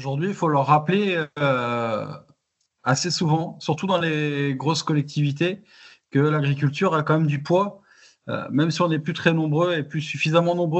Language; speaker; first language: French; native; French